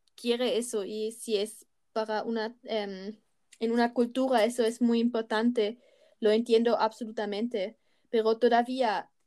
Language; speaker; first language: Spanish; non-native, learner; German